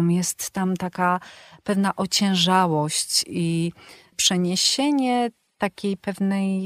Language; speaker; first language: Polish; native; Polish